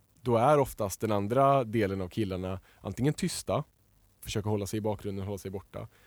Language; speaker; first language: Swedish; native; Swedish